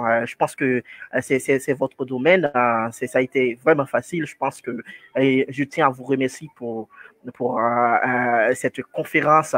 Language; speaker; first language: French; non-native, fluent; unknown